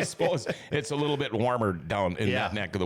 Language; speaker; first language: English; native; English